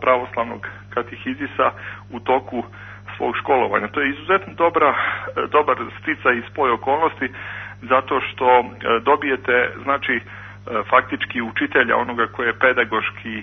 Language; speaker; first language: Croatian; native; Croatian